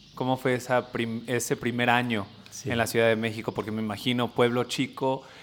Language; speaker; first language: Spanish; early bilingual, heritage; Spanish